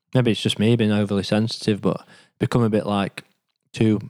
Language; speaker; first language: English; native; English